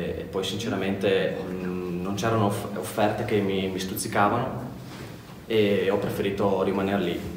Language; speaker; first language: Italian; native; Italian